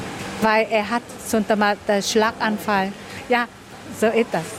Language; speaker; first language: German; non-native, learner; Vietnamese